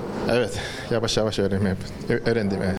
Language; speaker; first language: Turkish; non-native, fluent; Korean